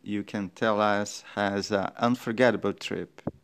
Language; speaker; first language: English; non-native, fluent; Portuguese